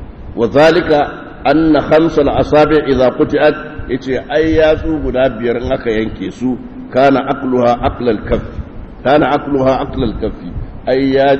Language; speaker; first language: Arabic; non-native, fluent; Hausa